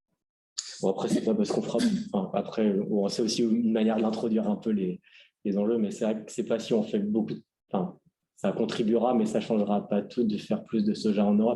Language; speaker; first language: French; native; French